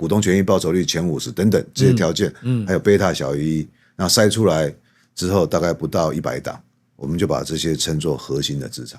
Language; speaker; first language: Chinese; native; Chinese